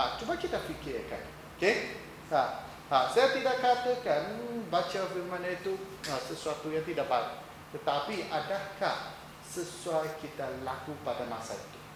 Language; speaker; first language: Malay; non-native, local second language; Chinese